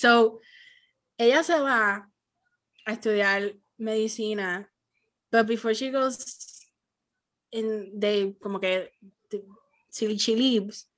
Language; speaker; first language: Spanish; early bilingual, heritage; Spanish